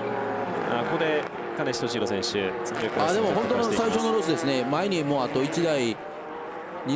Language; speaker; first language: Japanese; native; Japanese